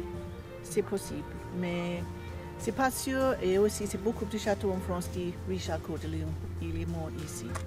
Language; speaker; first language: French; non-native, fluent; English